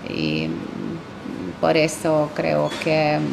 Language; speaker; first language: Spanish; non-native, fluent; Hungarian